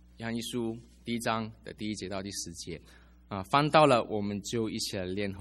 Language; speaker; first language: Chinese; native; Chinese